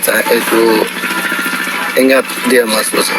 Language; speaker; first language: Indonesian; non-native, learner; Rohingya